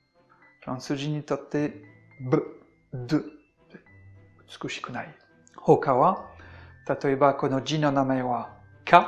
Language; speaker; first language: Japanese; non-native, fluent; French